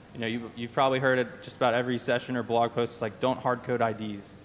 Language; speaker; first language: English; native; English